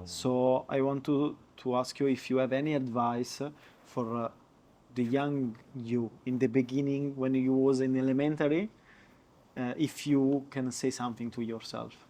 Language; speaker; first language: English; non-native, learner; Italian